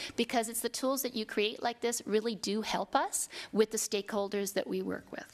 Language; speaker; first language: English; native; English